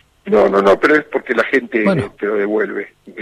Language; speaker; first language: Spanish; native; Spanish